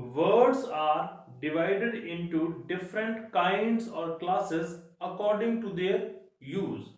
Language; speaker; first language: English; non-native, local second language; Punjabi